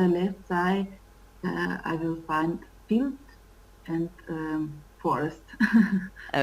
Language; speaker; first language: English; non-native, learner; Russian